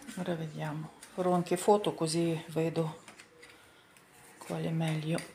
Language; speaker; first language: Italian; non-native, learner; Ukrainian